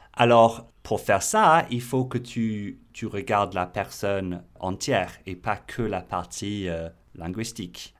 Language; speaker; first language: French; non-native, fluent; English